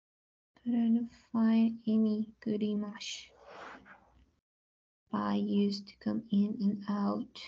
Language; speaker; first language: English; non-native, learner; Spanish